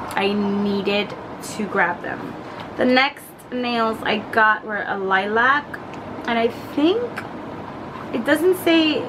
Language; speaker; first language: English; native; English